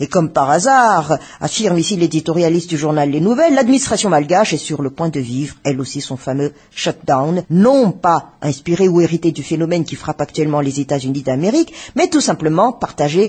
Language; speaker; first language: French; non-native, local second language; Malagasy